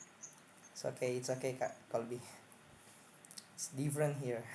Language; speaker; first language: English; non-native, fluent; Indonesian